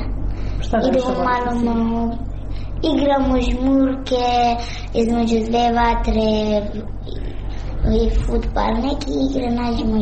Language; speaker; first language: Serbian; non-native, learner; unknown